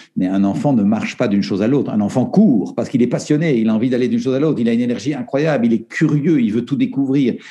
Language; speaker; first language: French; native; French